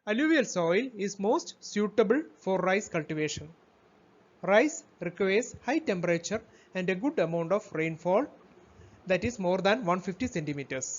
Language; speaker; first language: English; non-native, local second language; Malayalam